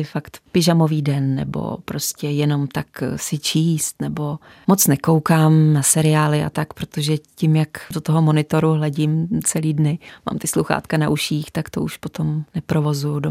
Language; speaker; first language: Czech; native; Czech